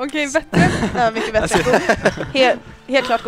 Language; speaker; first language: Swedish; native; Swedish